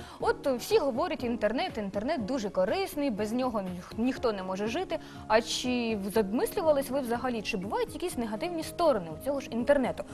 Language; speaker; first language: Ukrainian; native; Ukrainian